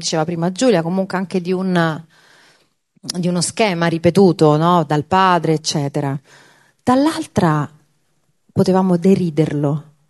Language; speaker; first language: Italian; native; Italian